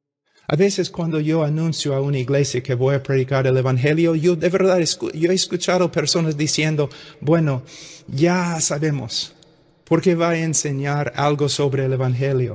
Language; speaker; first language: Spanish; non-native, fluent; English